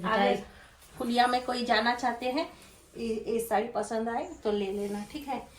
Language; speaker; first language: Hindi; non-native, local second language; Bangla